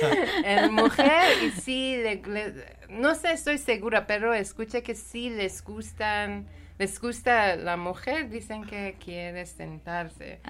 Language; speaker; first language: Spanish; non-native, learner; Persian